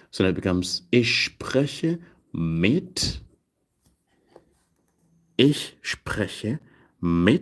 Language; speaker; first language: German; non-native, fluent; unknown